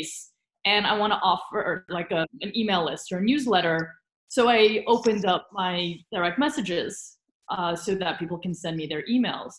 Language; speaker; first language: English; early bilingual, other home language; Romanian